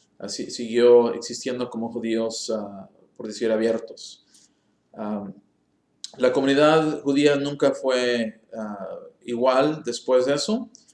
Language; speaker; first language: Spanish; early bilingual, heritage; English